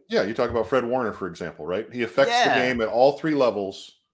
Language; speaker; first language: English; native; English